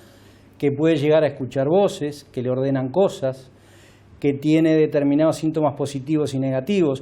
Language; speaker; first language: Spanish; native; Spanish